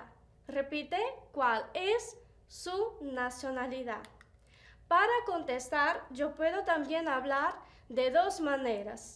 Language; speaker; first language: Spanish; non-native, fluent; Portuguese